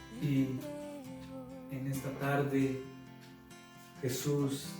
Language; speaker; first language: Spanish; native; Spanish